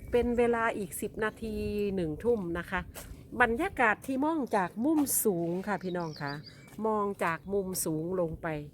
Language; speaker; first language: Thai; non-native, local second language; Northeastern Thai